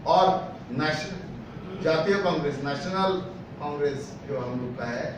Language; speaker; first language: Hindi; non-native, local second language; Bangla